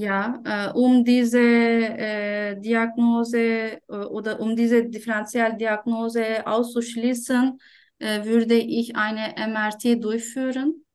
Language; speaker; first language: German; non-native, fluent; Turkish